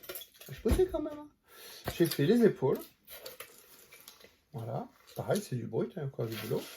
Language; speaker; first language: French; native; French